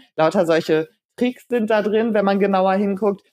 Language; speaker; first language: German; native; German